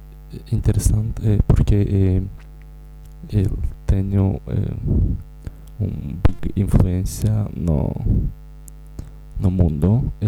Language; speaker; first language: Portuguese; non-native, learner; Romanian